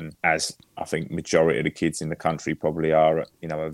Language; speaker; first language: English; native; English